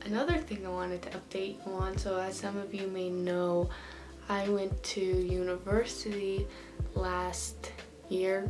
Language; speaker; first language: English; native; English